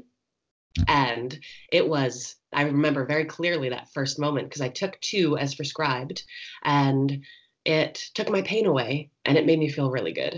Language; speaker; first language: English; native; English